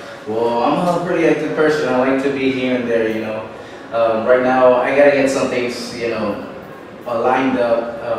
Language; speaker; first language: English; early bilingual, other home language; Spanish